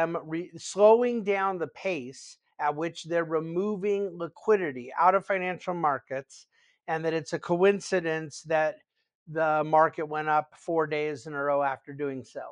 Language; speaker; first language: English; native; English